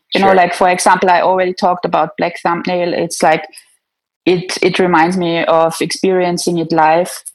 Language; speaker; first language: English; non-native, fluent; German